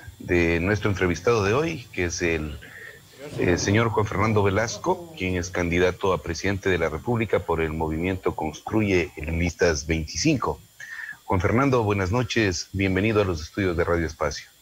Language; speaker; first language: Spanish; native; Spanish